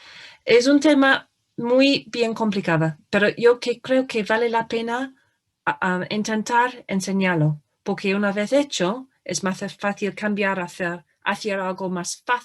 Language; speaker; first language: Spanish; non-native, fluent; English